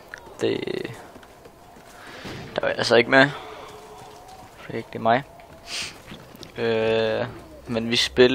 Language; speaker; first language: Danish; native; Danish